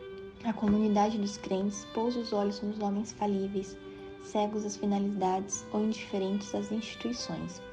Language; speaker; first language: Portuguese; native; Portuguese